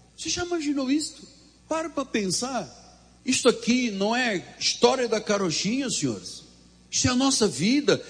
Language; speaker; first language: Portuguese; native; Portuguese